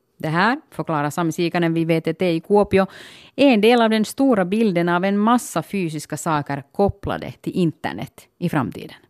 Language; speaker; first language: Swedish; native; Swedish